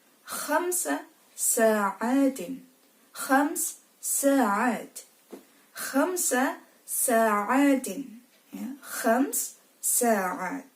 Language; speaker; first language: Arabic; non-native, fluent; Indonesian